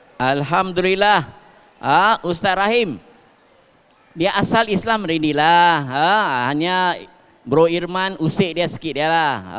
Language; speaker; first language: Malay; non-native, local second language; Min Nan Chinese